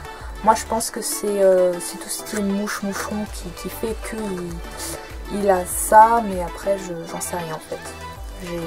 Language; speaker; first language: French; native; French